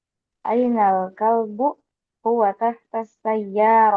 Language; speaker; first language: Arabic; non-native, learner; Indonesian